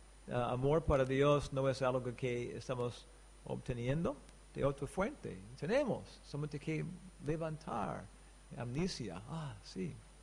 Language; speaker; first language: Spanish; non-native, learner; English